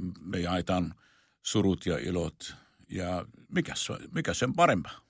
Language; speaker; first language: Finnish; non-native, fluent; Arabic